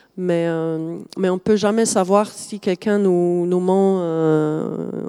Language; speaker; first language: French; non-native, fluent; German